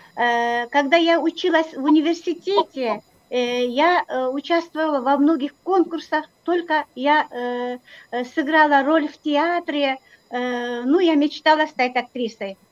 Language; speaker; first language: Russian; non-native, local second language; Kyrgyz